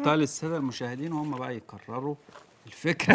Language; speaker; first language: Arabic; native; Arabic